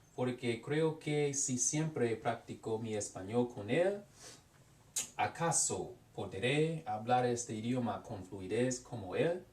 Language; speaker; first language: Spanish; non-native, learner; English